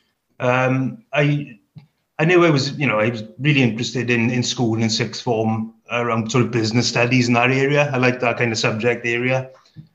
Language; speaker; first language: English; native; English